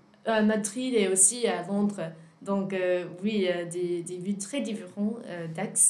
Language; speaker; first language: French; non-native, learner; English